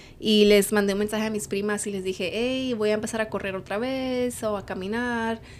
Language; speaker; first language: Spanish; early bilingual, heritage; Spanish